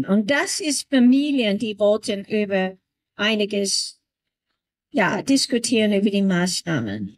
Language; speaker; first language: German; non-native, learner; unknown